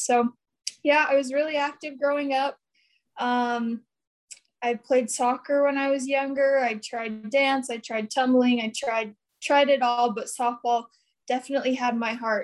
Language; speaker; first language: English; native; English